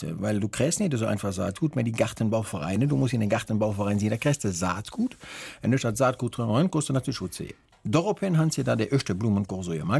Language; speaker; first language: German; native; German